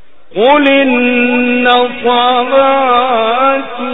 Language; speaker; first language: Arabic; native; Arabic